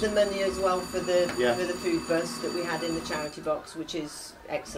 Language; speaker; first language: English; native; English